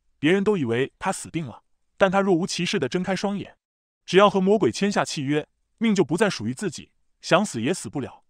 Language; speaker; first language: Chinese; native; Chinese